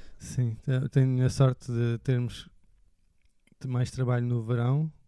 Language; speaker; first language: Portuguese; early bilingual, other home language; French